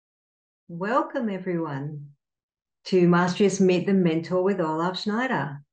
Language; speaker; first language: English; native; English